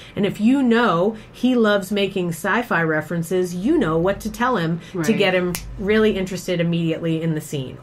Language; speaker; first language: English; native; English